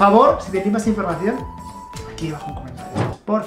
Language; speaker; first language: Spanish; native; Spanish